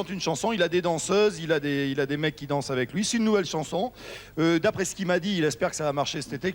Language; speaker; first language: French; native; French